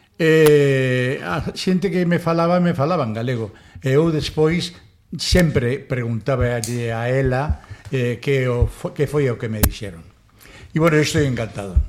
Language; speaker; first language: Galician; non-native, local second language; Spanish